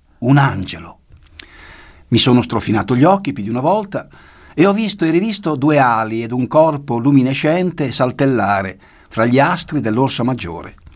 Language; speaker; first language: Italian; native; Italian